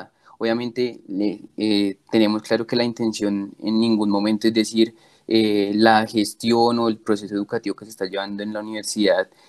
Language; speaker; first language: Spanish; native; Spanish